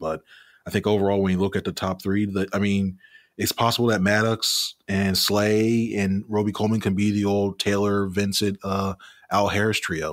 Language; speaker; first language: English; native; English